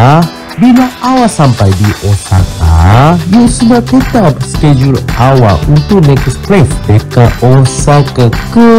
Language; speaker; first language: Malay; non-native, fluent; Japanese